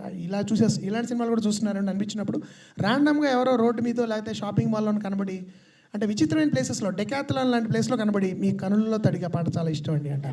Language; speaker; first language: Telugu; native; Telugu